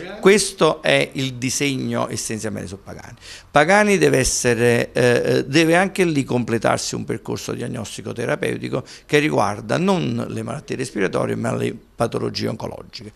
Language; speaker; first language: Italian; native; Italian